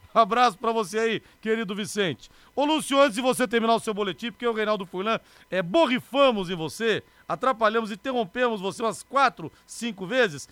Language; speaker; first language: Portuguese; native; Portuguese